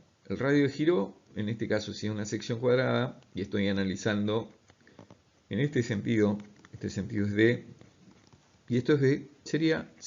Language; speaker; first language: Spanish; native; Spanish